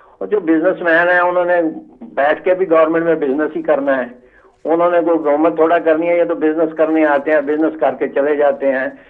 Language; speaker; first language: Urdu; non-native, local second language; Punjabi